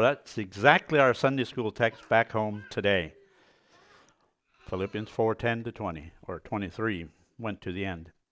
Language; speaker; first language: English; early bilingual, other home language; Pennsylvania German